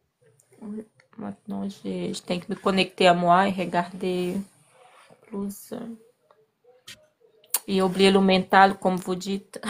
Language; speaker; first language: French; non-native, learner; Portuguese